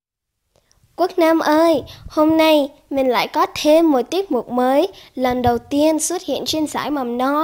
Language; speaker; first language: Vietnamese; early bilingual, heritage; Vietnamese